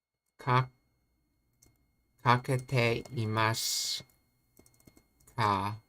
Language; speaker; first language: Japanese; non-native, learner; English